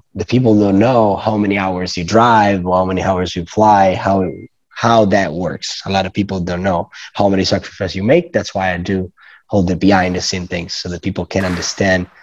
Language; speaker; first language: English; non-native, fluent; Italian